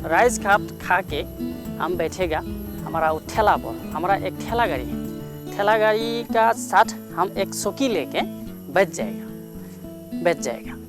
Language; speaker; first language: Hindi; non-native, local second language; Assamese